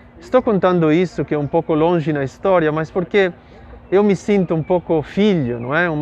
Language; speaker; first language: Portuguese; non-native, fluent; Italian